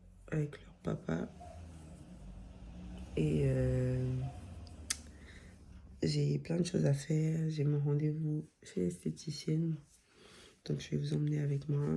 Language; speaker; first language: French; native; French